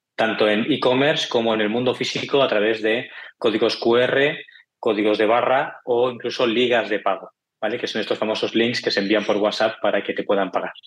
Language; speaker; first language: Spanish; native; Spanish